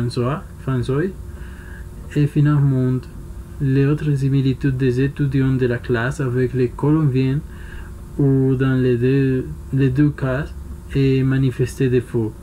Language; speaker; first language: French; non-native, learner; Spanish